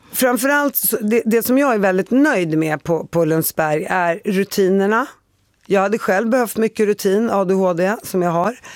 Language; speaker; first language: Swedish; early bilingual, other home language; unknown